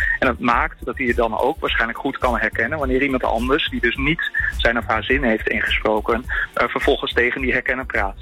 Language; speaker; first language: Dutch; native; Dutch